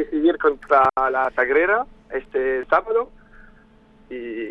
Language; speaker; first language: Spanish; non-native, fluent; French